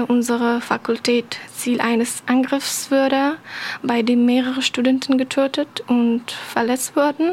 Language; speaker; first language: German; non-native, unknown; Persian